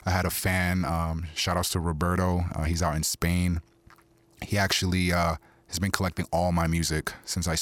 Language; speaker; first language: English; early bilingual, other home language; Spanish